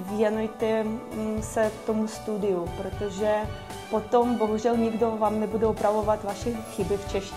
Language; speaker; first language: Czech; non-native, fluent; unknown